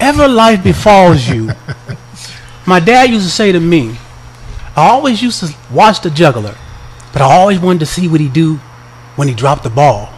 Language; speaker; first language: English; native; English